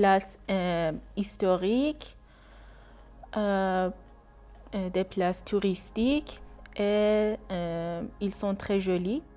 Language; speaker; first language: French; non-native, learner; Persian